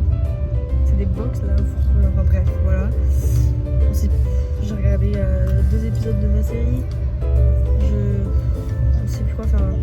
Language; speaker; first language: French; native; French